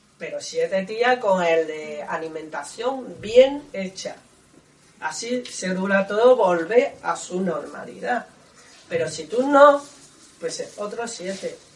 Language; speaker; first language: Spanish; non-native, learner; Chinese